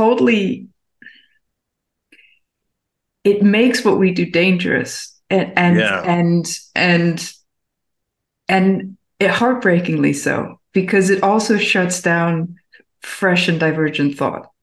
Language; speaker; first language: English; native; English